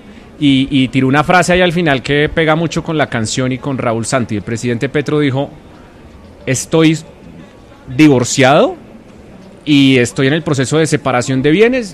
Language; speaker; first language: Spanish; native; Spanish